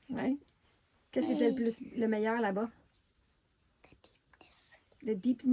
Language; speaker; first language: French; native; French